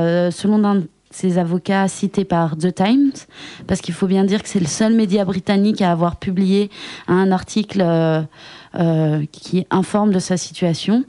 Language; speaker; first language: French; native; French